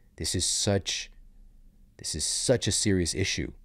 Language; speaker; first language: English; native; English